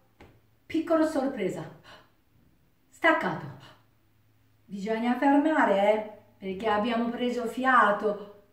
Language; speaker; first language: Italian; non-native, learner; Japanese